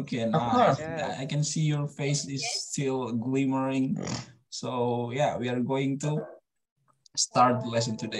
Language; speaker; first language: English; non-native, fluent; Indonesian